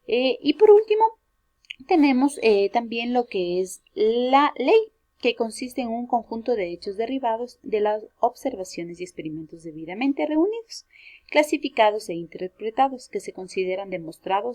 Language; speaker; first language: Spanish; native; Spanish